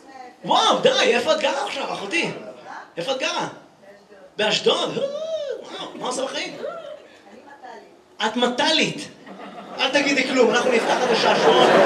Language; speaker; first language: Hebrew; native; Hebrew